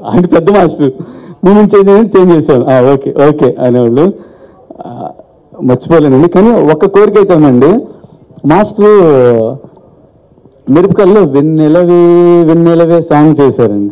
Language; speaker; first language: Telugu; native; Telugu